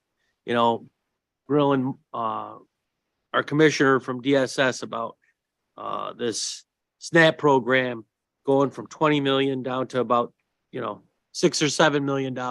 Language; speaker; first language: English; native; English